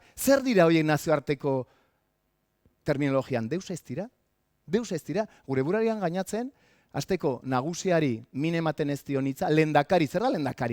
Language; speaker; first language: Basque; native; Basque